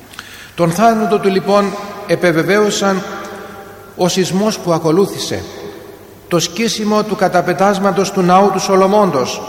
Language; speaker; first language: Greek; native; Greek